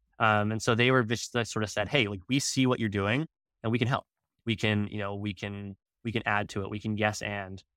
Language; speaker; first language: English; native; English